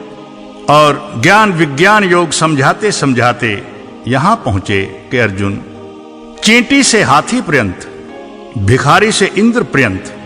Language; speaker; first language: Hindi; native; Hindi